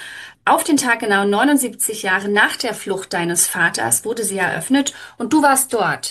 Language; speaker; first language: German; native; German